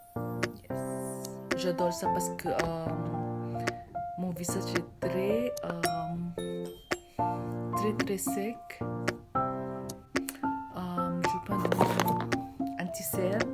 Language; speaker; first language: French; non-native, learner; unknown